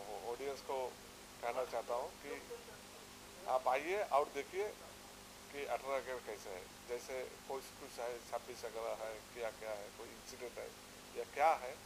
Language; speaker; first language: Hindi; non-native, local second language; Assamese